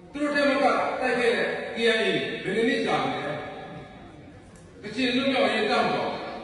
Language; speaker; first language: Burmese; non-native, local second language; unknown